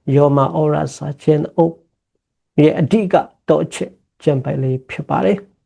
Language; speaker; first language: Burmese; non-native, local second language; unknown